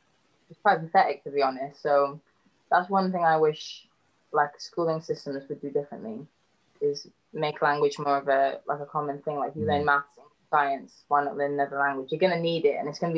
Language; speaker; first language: English; native; English